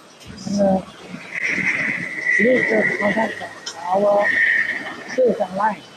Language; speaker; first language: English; non-native, learner; Chinese